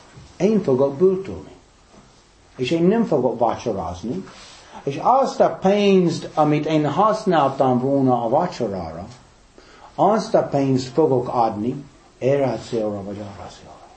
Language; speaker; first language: Hungarian; non-native, fluent; English